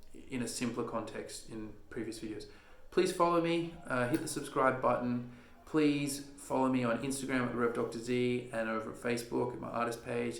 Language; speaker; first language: English; native; English